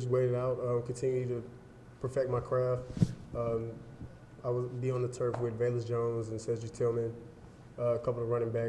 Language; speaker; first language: English; native; English